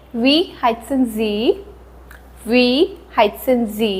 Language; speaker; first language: German; non-native, fluent; Hindi